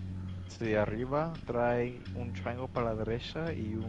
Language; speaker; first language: Spanish; early bilingual, other home language; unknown